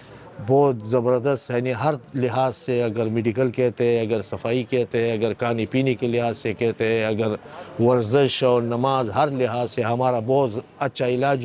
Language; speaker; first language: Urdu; non-native, fluent; Pashto